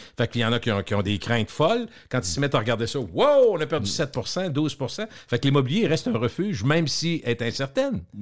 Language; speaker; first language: French; native; French